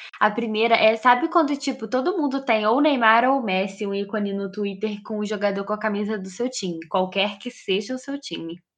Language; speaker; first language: Portuguese; native; Portuguese